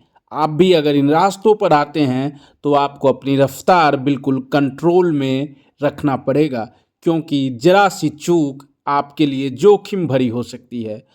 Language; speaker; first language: Hindi; native; Hindi